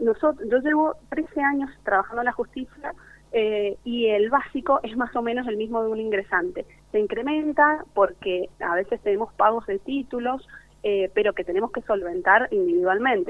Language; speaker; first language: Spanish; native; Spanish